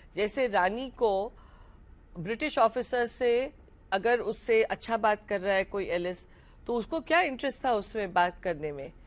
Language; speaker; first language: Hindi; non-native, local second language; Marathi